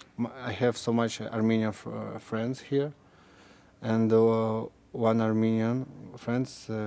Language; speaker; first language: English; non-native, learner; Russian